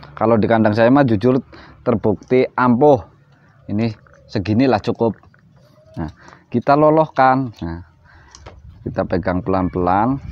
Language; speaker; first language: Indonesian; non-native, local second language; Javanese